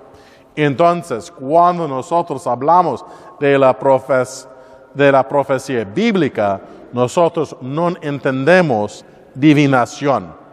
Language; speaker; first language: Spanish; non-native, learner; English